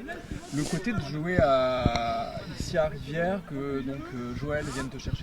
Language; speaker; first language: French; native; French